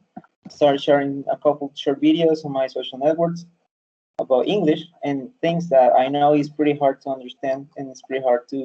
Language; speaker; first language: English; non-native, fluent; Spanish